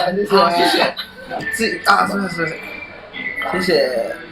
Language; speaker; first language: Chinese; non-native, fluent; Japanese